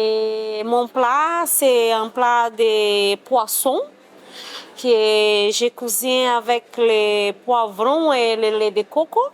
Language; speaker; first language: French; non-native, learner; Portuguese